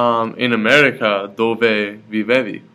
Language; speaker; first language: Italian; non-native, learner; English